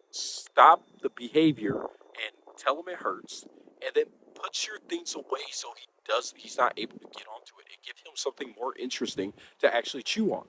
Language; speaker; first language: English; native; English